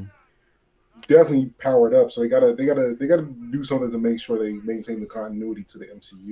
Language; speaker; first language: English; native; English